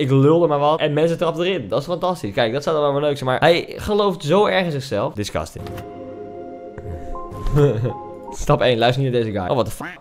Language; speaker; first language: Dutch; native; Dutch